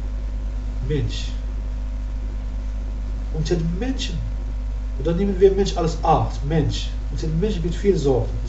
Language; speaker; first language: German; non-native, fluent; Arabic